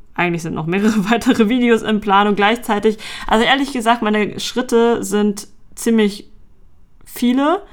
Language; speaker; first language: German; native; German